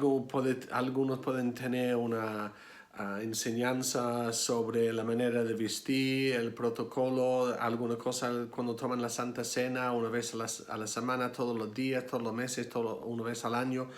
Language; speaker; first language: Spanish; non-native, fluent; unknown